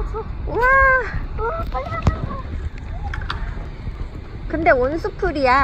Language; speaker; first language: Korean; native; Korean